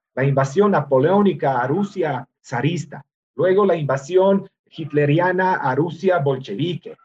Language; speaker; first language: Spanish; non-native, fluent; Serbian